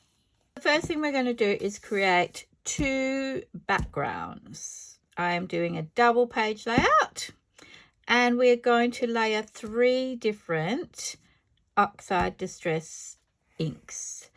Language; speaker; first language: English; native; English